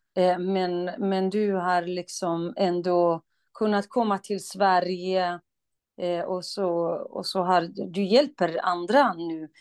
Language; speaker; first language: Swedish; non-native, fluent; Kurdish